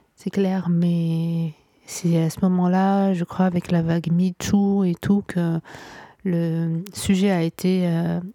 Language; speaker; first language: French; non-native, local second language; Arabic